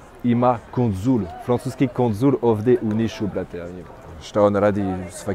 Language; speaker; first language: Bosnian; non-native, learner; French